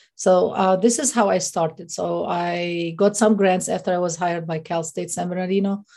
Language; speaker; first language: English; non-native, fluent; Arabic